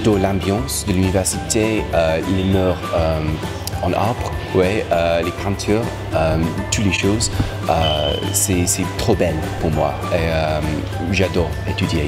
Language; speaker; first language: French; non-native, learner; English